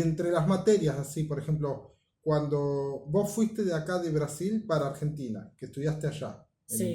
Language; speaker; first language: Spanish; native; Spanish